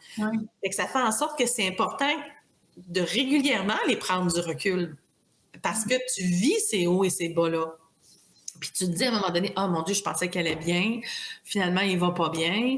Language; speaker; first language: French; native; French